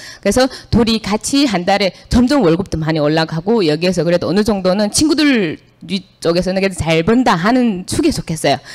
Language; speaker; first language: Korean; native; Korean